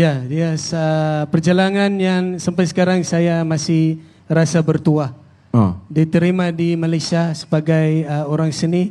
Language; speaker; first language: Indonesian; non-native, fluent; Filipino